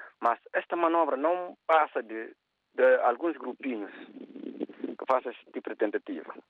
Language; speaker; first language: Portuguese; non-native, local second language; Upper Guinea Crioulo